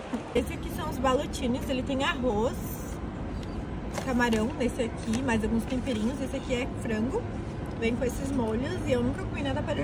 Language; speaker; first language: Portuguese; native; Portuguese